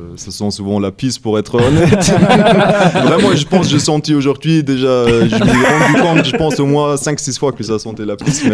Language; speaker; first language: French; non-native, fluent; German